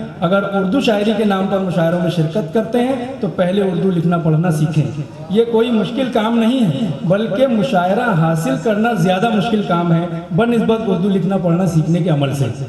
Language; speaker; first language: Urdu; native; Urdu